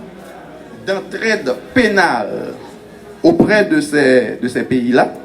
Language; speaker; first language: French; non-native, local second language; Haitian Creole